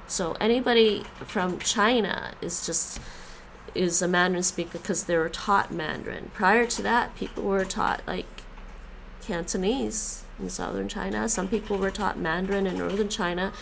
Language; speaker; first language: English; native; English